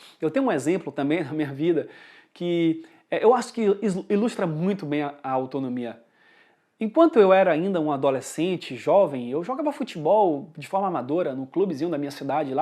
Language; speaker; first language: Portuguese; early bilingual, heritage; Portuguese